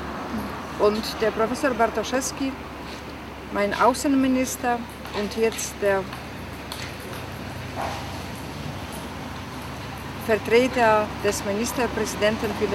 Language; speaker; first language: German; non-native, fluent; Polish